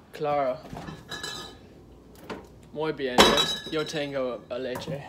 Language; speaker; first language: Spanish; non-native, learner; English